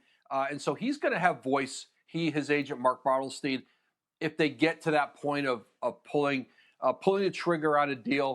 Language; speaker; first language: English; native; English